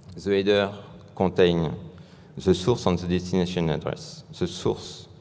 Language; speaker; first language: English; non-native, fluent; French